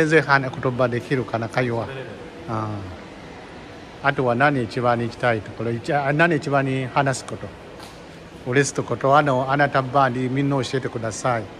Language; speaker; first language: Japanese; non-native, learner; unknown